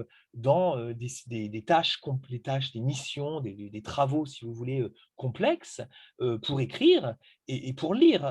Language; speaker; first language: French; native; French